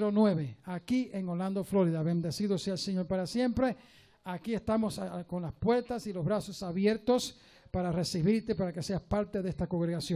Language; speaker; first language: Spanish; native; Spanish